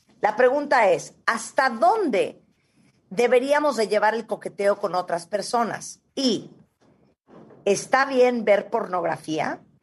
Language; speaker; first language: Spanish; native; Spanish